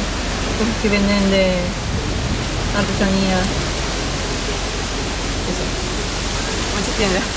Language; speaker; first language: Spanish; non-native, learner; Japanese